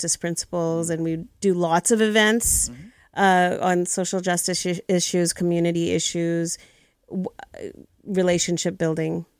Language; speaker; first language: English; early bilingual, other home language; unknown